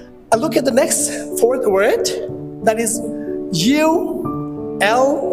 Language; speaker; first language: English; non-native, local second language; Bangla